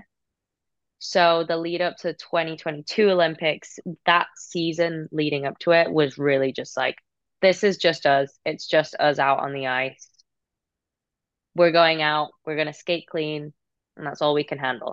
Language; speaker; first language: English; native; English